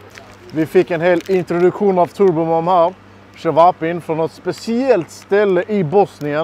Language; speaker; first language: Swedish; native; Swedish